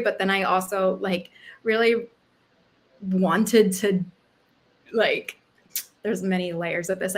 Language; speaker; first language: English; native; English